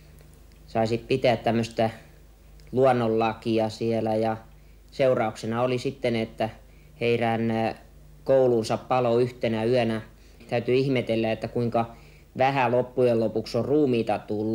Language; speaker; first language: Finnish; native; Finnish